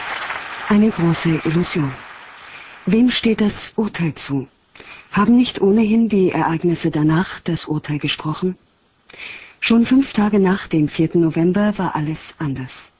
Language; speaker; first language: German; native; German